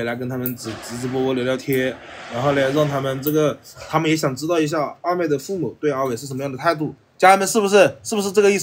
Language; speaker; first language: Chinese; native; Chinese